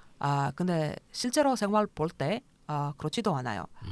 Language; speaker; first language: Korean; non-native, learner; Croatian